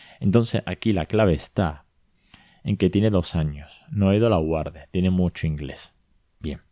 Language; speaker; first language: Spanish; native; Spanish